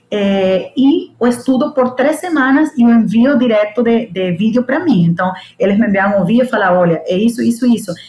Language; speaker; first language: Portuguese; non-native, fluent; Spanish